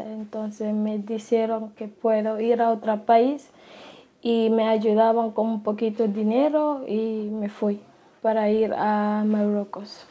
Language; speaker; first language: Spanish; non-native, learner; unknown